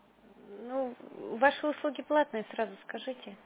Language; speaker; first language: Russian; native; Russian